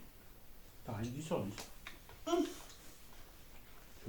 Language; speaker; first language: French; native; French